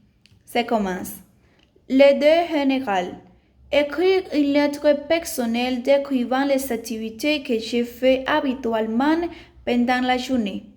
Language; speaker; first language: French; non-native, learner; Spanish